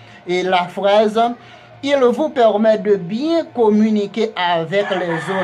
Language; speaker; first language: French; non-native, local second language; Haitian Creole